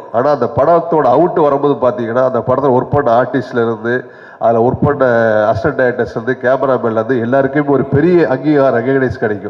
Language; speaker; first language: Tamil; native; Tamil